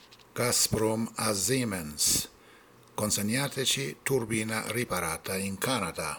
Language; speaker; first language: Italian; non-native, fluent; Persian